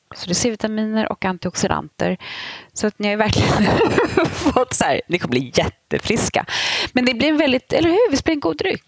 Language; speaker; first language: Swedish; native; Swedish